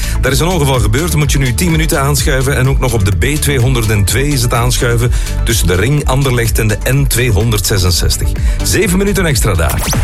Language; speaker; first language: Dutch; native; Dutch